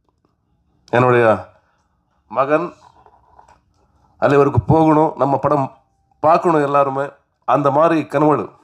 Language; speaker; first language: Tamil; non-native, learner; Kannada